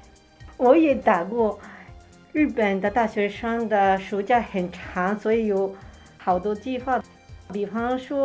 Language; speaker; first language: Chinese; non-native, fluent; Japanese